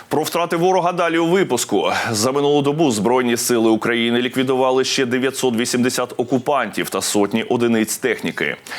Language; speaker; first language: Ukrainian; native; Ukrainian